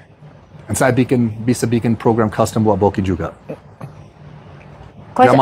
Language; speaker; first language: Indonesian; non-native, fluent; English